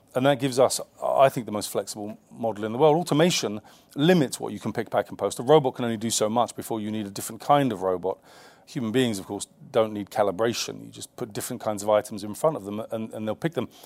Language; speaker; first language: English; native; English